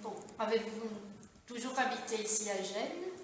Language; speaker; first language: French; non-native, fluent; Italian